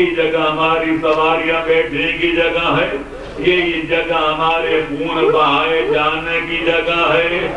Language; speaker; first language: Urdu; non-native, local second language; Punjabi